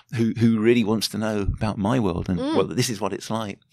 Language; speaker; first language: English; native; English